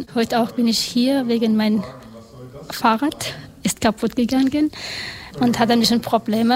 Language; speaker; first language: German; non-native, learner; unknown